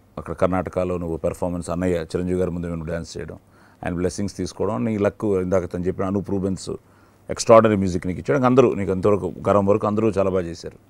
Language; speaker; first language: Telugu; native; Telugu